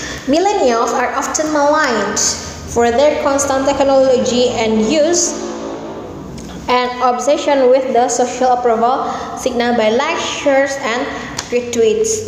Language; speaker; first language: English; non-native, fluent; Indonesian